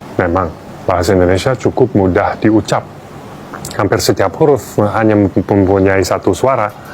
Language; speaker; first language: Indonesian; non-native, fluent; English